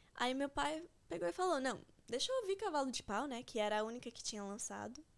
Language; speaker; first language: Portuguese; early bilingual, heritage; Portuguese